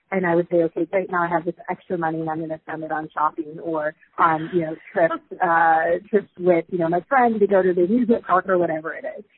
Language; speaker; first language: English; native; English